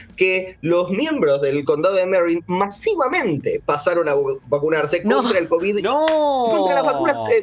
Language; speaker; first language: Spanish; native; Spanish